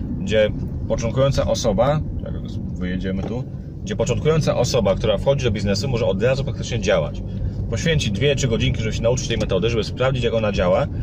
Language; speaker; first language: Polish; native; Polish